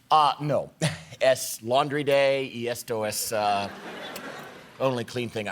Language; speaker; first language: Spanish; non-native, learner; English